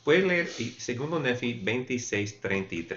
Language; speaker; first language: Spanish; non-native, fluent; English